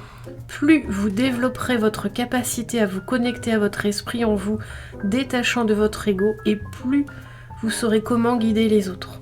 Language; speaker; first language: French; native; French